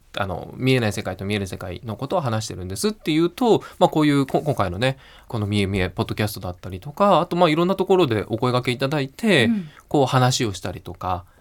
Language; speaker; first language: Japanese; native; Japanese